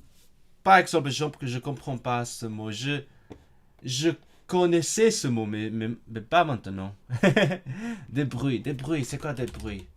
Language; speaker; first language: French; non-native, fluent; Cantonese